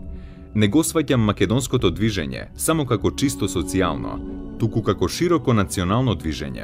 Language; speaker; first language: Macedonian; native; Macedonian